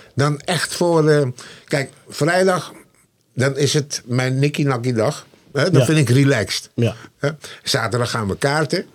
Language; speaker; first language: Dutch; non-native, fluent; Malay